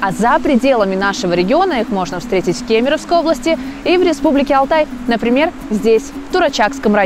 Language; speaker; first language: Russian; native; Russian